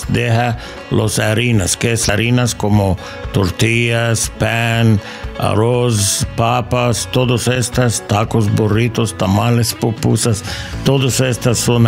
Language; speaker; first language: Spanish; non-native, learner; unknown